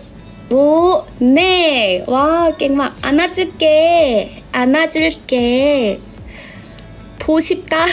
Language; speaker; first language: Korean; non-native, learner; Thai